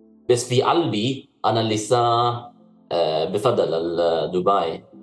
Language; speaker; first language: Arabic; non-native, learner; Cantonese